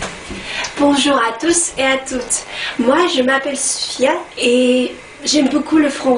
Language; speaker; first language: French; non-native, learner; Russian